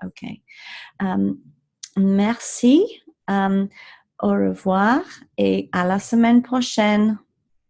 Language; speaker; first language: French; non-native, fluent; English